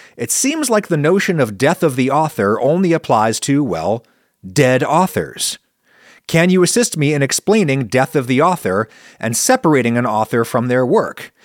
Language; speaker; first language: English; early bilingual, other home language; Italian